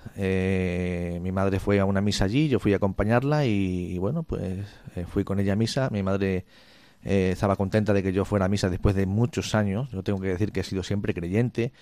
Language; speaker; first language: Spanish; native; Spanish